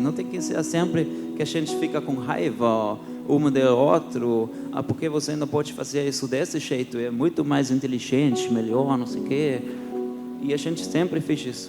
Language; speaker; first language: Portuguese; early bilingual, heritage; Portuguese